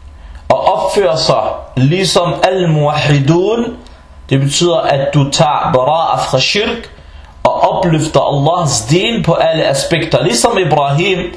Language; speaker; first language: Danish; early bilingual, other home language; Arabic